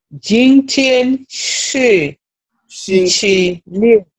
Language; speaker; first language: Chinese; non-native, learner; Shona